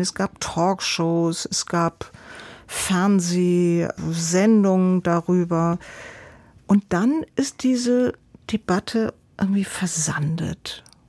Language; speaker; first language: German; native; German